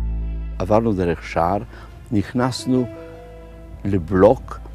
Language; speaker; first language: Hebrew; non-native, fluent; Polish